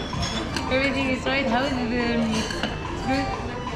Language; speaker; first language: English; non-native, learner; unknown